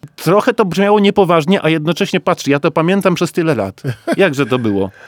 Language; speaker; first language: Polish; native; Polish